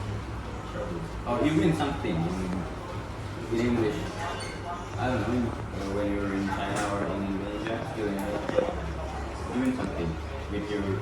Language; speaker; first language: English; non-native, local second language; Indonesian